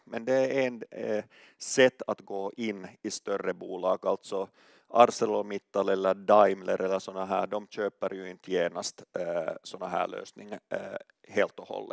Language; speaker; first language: Swedish; non-native, local second language; Finnish